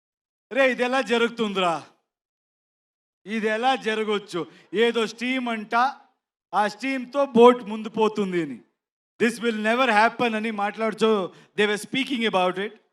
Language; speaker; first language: Telugu; non-native, learner; Kannada